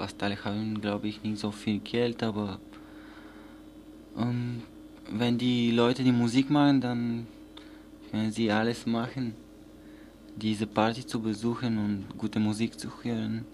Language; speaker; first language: German; non-native, learner; Bulgarian